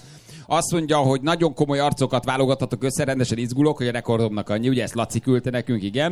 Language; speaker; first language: Hungarian; native; Hungarian